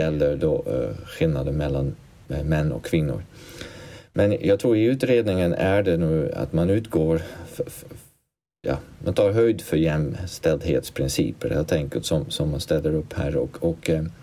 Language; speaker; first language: Swedish; non-native, fluent; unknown